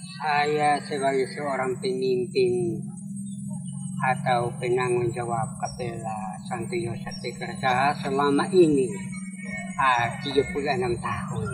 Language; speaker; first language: Indonesian; non-native, local second language; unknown